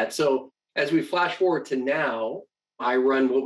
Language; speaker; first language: English; native; English